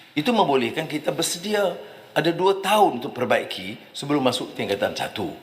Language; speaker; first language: Malay; native; Malay